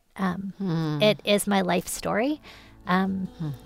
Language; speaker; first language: English; native; English